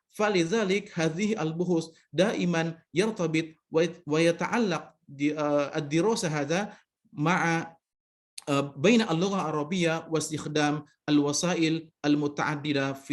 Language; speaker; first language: Arabic; non-native, fluent; Indonesian